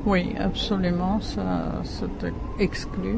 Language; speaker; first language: French; non-native, fluent; Czech